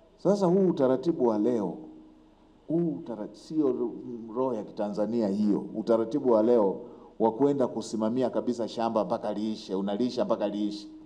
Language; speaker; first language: Swahili; native; Swahili